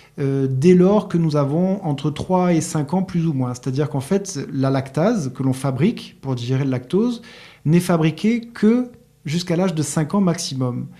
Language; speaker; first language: French; native; French